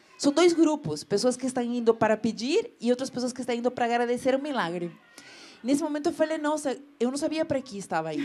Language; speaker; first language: Portuguese; non-native, fluent; Spanish